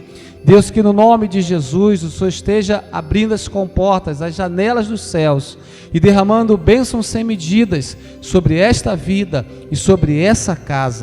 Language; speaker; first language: Portuguese; native; Portuguese